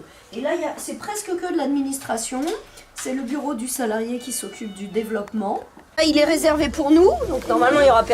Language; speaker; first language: French; native; French